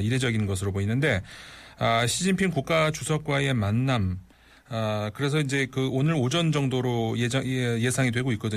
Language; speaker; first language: Korean; native; Korean